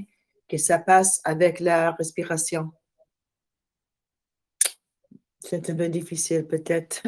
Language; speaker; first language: French; non-native, learner; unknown